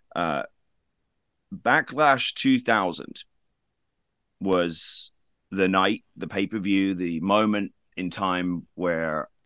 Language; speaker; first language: English; native; English